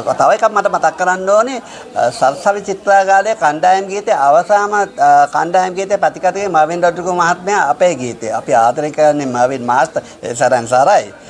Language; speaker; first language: Sinhala; native; Sinhala